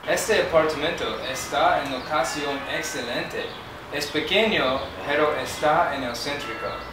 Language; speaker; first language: Spanish; non-native, learner; English